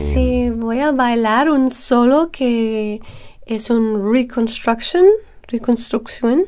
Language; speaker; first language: Spanish; non-native, fluent; English